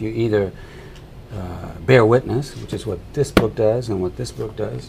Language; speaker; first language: English; native; English